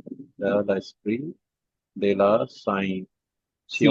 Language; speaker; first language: French; non-native, learner; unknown